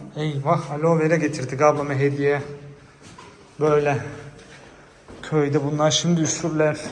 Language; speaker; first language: Turkish; native; Turkish